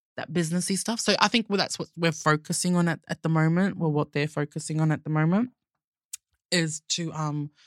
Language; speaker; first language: English; native; English